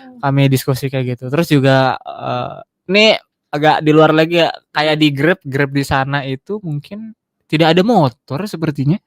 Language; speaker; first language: Indonesian; native; Indonesian